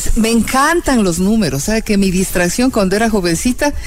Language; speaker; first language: Spanish; native; Spanish